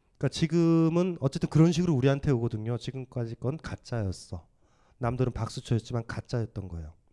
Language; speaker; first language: Korean; native; Korean